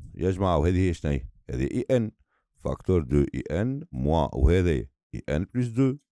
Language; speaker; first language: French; non-native, local second language; Arabic